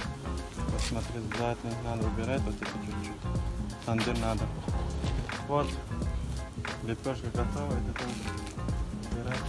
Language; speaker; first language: Russian; non-native, learner; Turkmen